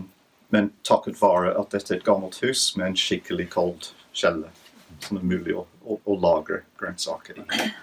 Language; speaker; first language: Norwegian; non-native, fluent; English